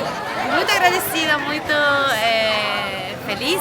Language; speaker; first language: Portuguese; non-native, fluent; Spanish